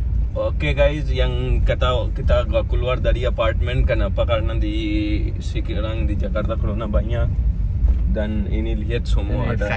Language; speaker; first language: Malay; non-native, learner; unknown